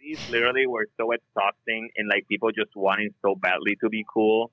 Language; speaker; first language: English; non-native, local second language; Spanish